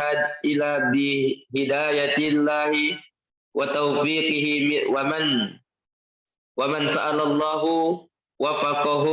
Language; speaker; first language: Arabic; non-native, learner; Indonesian